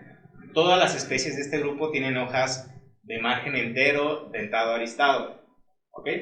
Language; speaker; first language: Spanish; native; Spanish